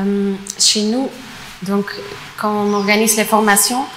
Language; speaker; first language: French; non-native, fluent; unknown